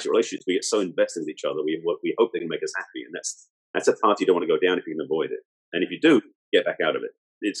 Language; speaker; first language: English; native; English